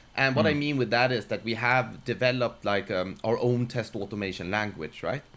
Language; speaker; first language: English; non-native, fluent; Swedish